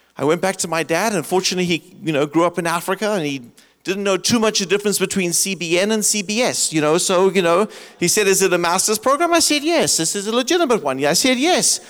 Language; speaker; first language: English; native; English